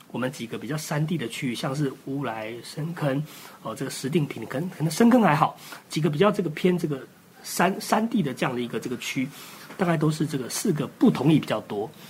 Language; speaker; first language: Chinese; native; Chinese